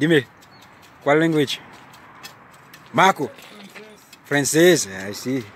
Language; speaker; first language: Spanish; non-native, learner; Haitian Creole